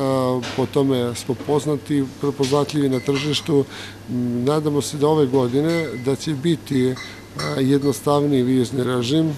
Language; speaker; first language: Croatian; native; Croatian